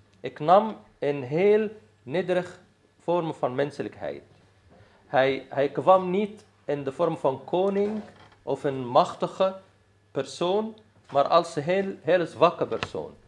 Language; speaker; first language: Dutch; non-native, fluent; Arabic